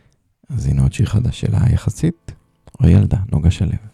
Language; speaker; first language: Hebrew; native; Hebrew